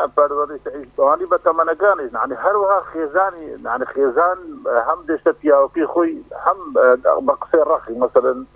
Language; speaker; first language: Central Kurdish; non-native, local second language; Kurdish